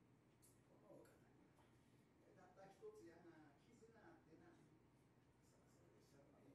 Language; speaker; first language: Japanese; native; Japanese